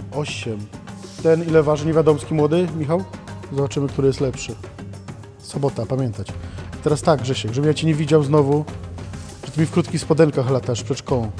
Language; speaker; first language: Polish; native; Polish